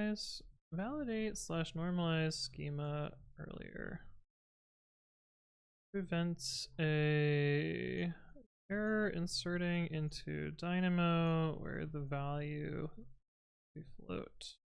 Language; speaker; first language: English; native; English